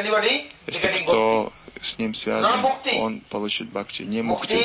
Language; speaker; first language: Russian; non-native, learner; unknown